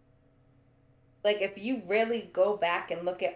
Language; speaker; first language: English; native; English